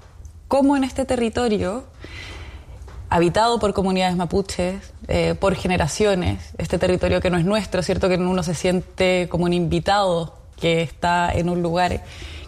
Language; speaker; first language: Spanish; native; Spanish